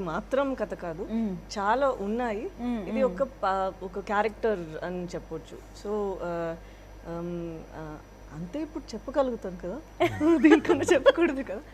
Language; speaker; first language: Telugu; non-native, fluent; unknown